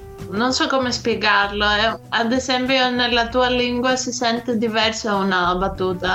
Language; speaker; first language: Italian; non-native, fluent; Greek